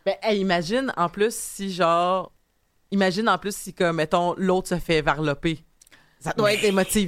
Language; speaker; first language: French; native; French